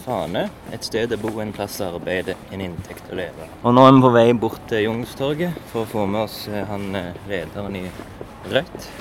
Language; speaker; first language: Norwegian; native; Norwegian